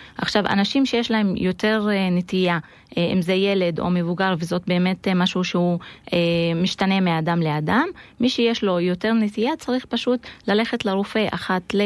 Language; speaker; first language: Hebrew; non-native, local second language; Arabic